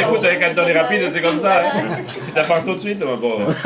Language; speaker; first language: French; native; French